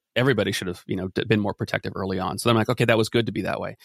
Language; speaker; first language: English; native; English